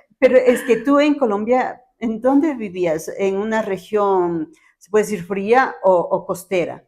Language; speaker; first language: Spanish; native; Spanish